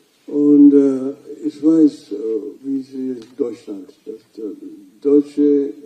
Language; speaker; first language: German; non-native, fluent; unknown